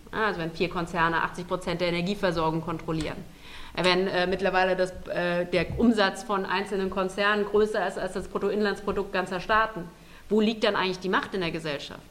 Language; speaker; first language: German; native; German